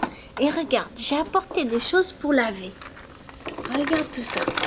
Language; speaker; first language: French; native; French